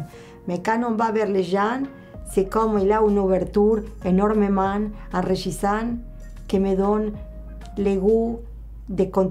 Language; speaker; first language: French; non-native, local second language; Spanish